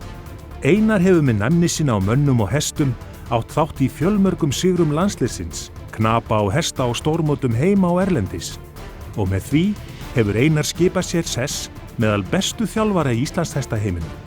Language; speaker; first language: Icelandic; native; Icelandic